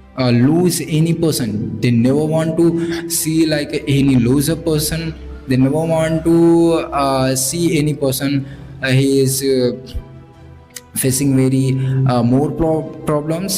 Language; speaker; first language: English; non-native, learner; Bhojpuri